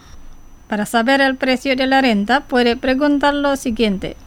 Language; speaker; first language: Spanish; non-native, fluent; Indonesian